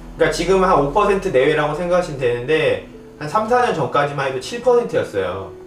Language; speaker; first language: Korean; native; Korean